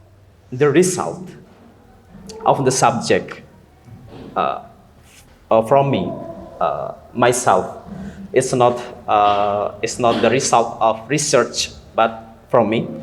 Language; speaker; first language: English; non-native, learner; Indonesian